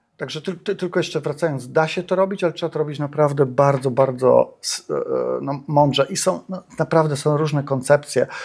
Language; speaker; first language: Polish; native; Polish